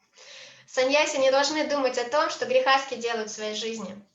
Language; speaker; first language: Russian; native; Russian